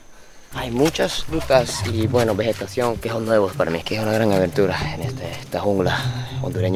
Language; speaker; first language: Spanish; non-native, fluent; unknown